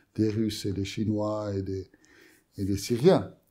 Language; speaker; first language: French; native; French